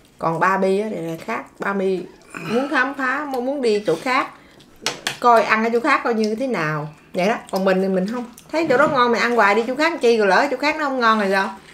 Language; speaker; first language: Vietnamese; native; Vietnamese